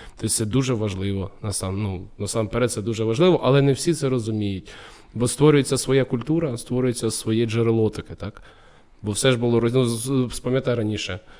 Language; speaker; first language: Ukrainian; non-native, local second language; Russian